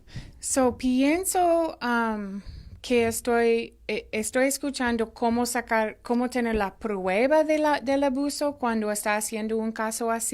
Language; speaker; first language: Spanish; non-native, fluent; English